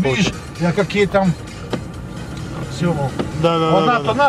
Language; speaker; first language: Russian; non-native, learner; Polish